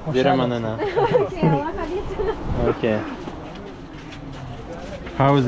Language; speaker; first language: English; non-native, learner; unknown